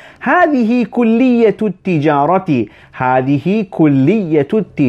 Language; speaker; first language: Arabic; non-native, fluent; English